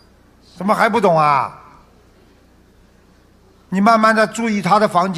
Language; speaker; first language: Chinese; non-native, local second language; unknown